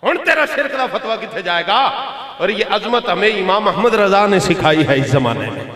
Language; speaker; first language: Urdu; non-native, local second language; Punjabi